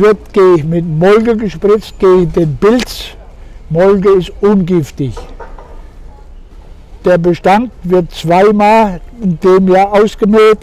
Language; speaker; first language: German; native; German